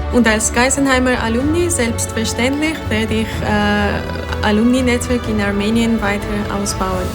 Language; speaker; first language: German; non-native, fluent; Armenian